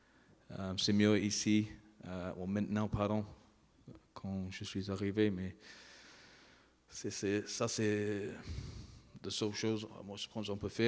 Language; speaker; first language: French; non-native, learner; English